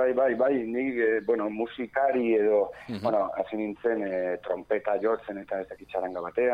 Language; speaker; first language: Basque; non-native, local second language; Spanish